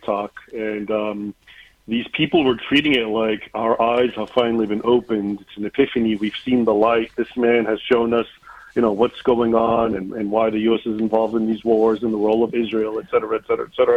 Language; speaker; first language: English; native; English